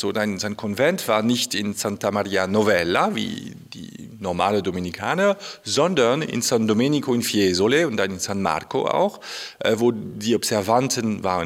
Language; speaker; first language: German; non-native, fluent; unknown